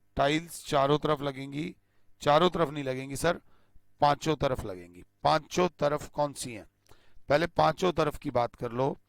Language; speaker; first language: Hindi; native; Hindi